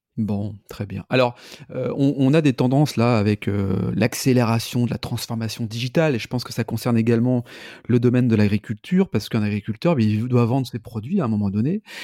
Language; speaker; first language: French; native; French